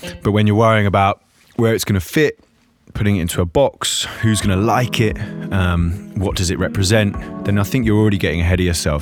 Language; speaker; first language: English; native; English